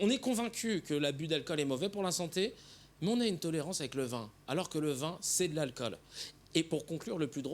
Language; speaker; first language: French; native; French